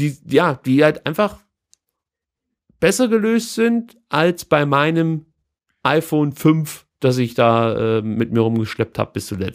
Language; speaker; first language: German; native; German